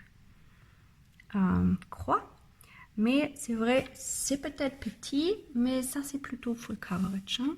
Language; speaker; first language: French; non-native, learner; German